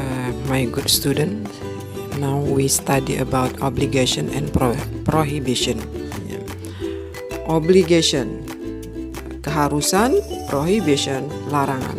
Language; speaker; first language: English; non-native, fluent; Indonesian